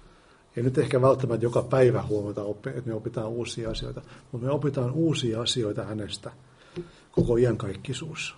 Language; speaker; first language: Finnish; native; Finnish